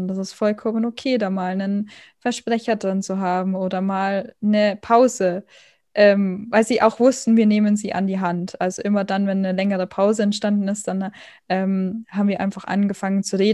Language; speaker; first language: German; native; German